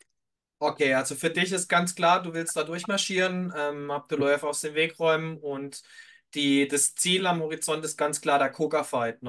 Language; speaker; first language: German; native; German